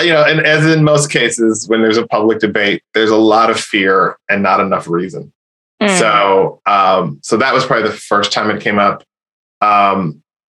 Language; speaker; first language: English; native; English